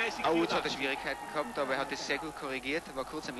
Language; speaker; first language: German; native; German